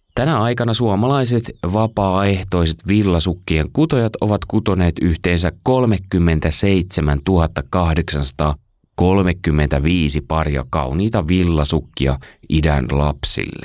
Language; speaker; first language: Finnish; native; Finnish